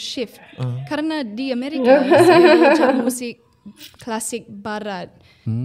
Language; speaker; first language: Indonesian; non-native, fluent; English